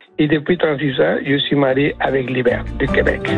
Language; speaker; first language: French; non-native, fluent; Spanish